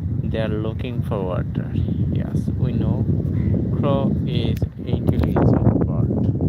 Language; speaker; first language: English; non-native, local second language; Bangla